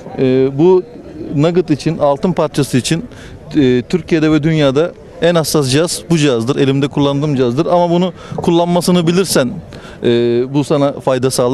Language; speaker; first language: Turkish; native; Turkish